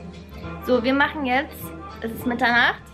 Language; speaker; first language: German; native; German